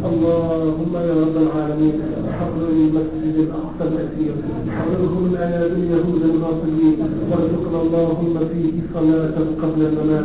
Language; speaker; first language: Arabic; native; Arabic